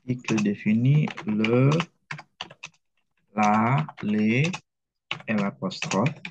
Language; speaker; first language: French; non-native, fluent; Indonesian